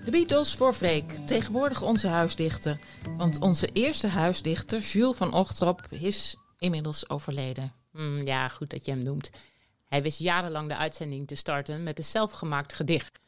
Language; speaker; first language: Dutch; native; Dutch